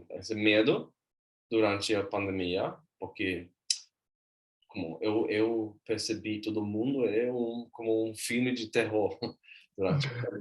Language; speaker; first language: Portuguese; non-native, learner; Swedish